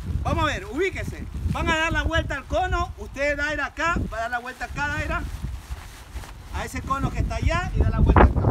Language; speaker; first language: Spanish; native; Spanish